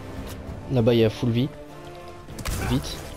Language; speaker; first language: French; native; French